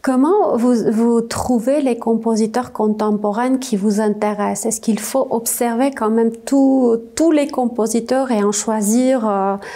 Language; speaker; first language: French; non-native, fluent; Armenian